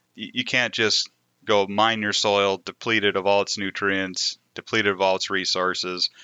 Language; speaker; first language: English; native; English